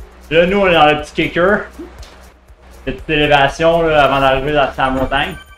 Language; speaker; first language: French; native; French